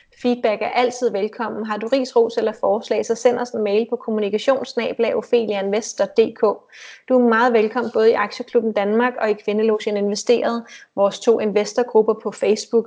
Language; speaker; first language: Danish; native; Danish